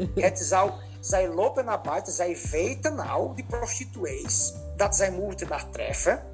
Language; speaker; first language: Dutch; non-native, fluent; Portuguese